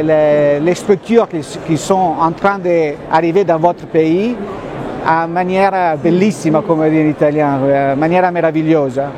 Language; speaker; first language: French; non-native, fluent; Italian